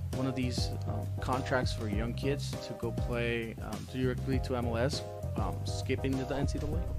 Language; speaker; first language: English; non-native, local second language; Spanish